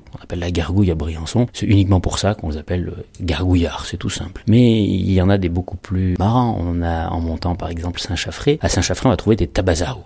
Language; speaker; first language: French; native; French